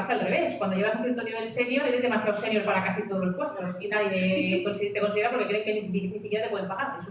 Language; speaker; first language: Spanish; native; Spanish